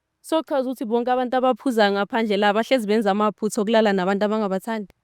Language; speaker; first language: Zulu; non-native, local second language; Northern Sotho